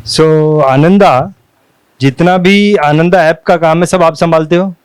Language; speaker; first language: Hindi; non-native, local second language; Marathi